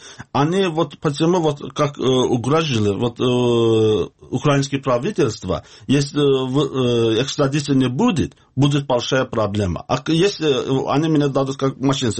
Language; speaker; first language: Russian; non-native, learner; Azerbaijani